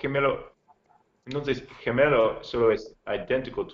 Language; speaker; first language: Spanish; non-native, learner; English